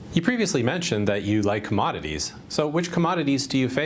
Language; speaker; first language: English; native; English